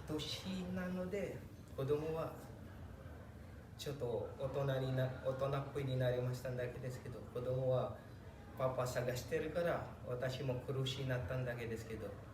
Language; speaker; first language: Japanese; non-native, learner; Filipino